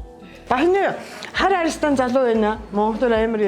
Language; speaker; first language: Mongolian; non-native, fluent; Japanese